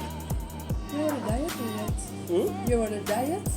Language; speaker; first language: English; non-native, fluent; French